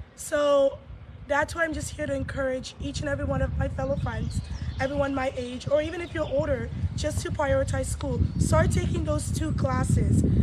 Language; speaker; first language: English; early bilingual, other home language; Lingala